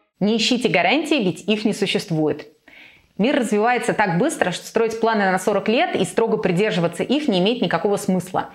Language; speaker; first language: Russian; native; Russian